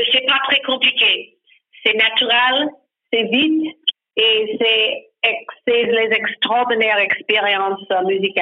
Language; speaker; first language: French; non-native, learner; English